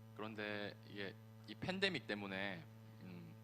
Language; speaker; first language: Korean; native; Korean